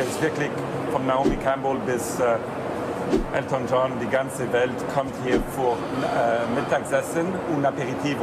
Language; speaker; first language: German; non-native, fluent; Italian